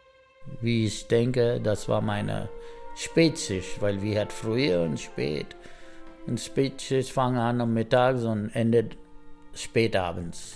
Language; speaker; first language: German; non-native, learner; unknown